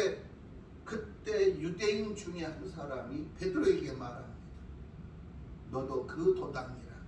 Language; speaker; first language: Korean; native; Korean